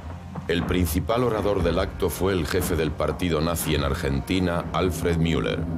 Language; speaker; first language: Spanish; native; Spanish